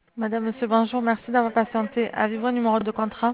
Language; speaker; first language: French; native; French